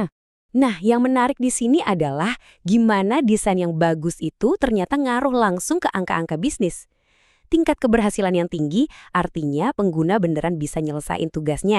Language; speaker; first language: Indonesian; native; Indonesian